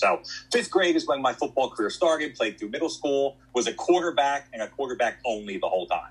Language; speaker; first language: English; native; English